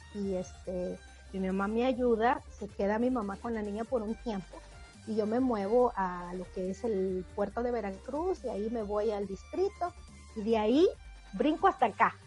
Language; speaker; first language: Spanish; native; Spanish